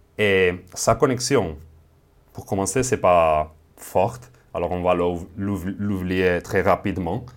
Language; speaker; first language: French; non-native, fluent; Spanish